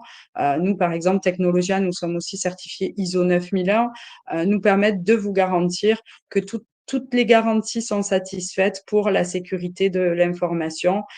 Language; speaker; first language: French; native; French